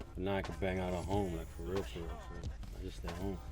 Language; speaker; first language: English; native; English